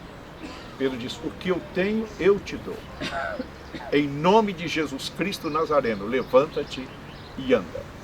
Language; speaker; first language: Portuguese; native; Portuguese